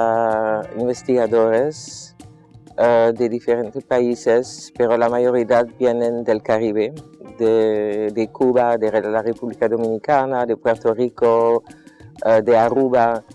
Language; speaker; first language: Spanish; non-native, fluent; Dutch